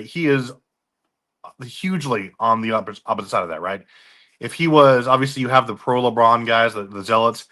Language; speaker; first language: English; native; English